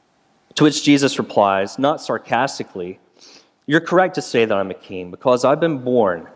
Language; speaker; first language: English; native; English